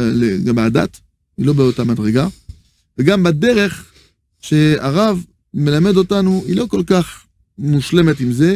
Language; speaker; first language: Hebrew; non-native, fluent; French